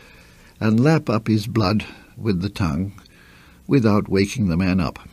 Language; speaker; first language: English; native; English